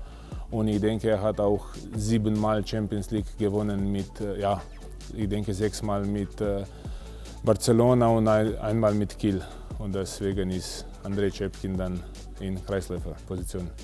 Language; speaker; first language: German; non-native, fluent; Slovenian